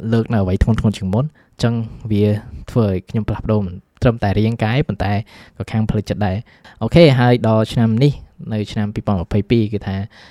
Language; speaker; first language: Khmer; native; Khmer